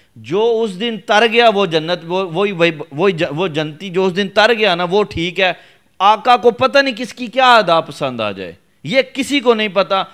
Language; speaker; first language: Urdu; non-native, local second language; Punjabi